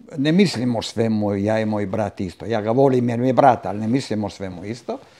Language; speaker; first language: Croatian; non-native, local second language; Italian